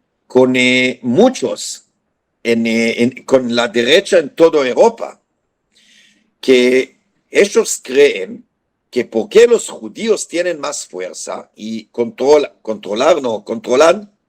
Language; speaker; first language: Spanish; non-native, fluent; Hebrew